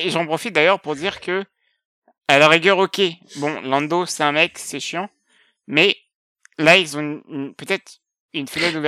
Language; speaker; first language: French; native; French